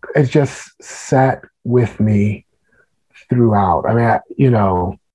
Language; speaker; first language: English; native; English